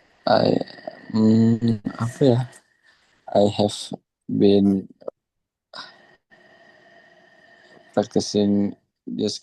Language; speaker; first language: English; non-native, learner; Indonesian